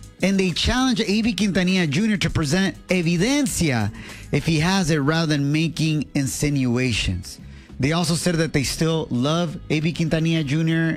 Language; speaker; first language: English; early bilingual, other home language; Spanish